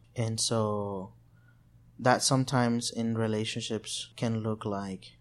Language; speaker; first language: English; non-native, fluent; Spanish